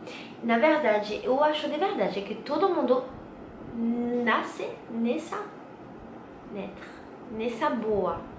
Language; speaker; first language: Portuguese; non-native, learner; French